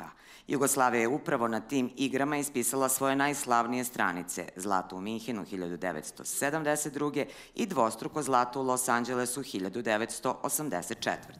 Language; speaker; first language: Serbian; native; Serbian